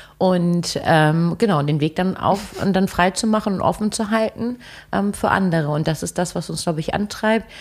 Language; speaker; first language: German; early bilingual, other home language; Turkish